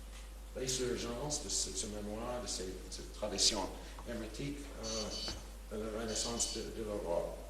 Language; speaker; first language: French; non-native, fluent; English